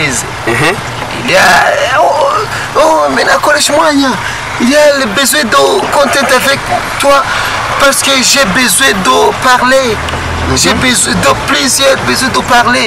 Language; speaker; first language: French; non-native, learner; Rundi